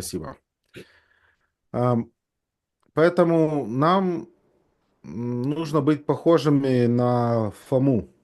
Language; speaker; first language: Russian; native; Russian